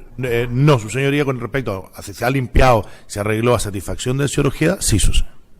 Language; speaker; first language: Spanish; native; Spanish